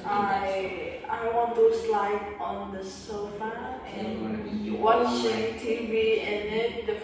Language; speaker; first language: English; non-native, learner; Vietnamese